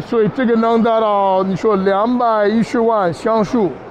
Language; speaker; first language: Chinese; non-native, fluent; English